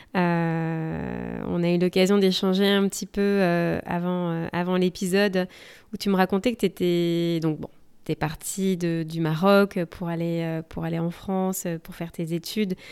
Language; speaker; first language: French; native; French